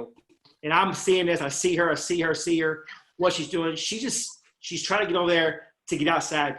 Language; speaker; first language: English; native; English